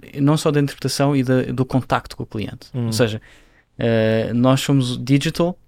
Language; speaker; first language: Portuguese; native; Portuguese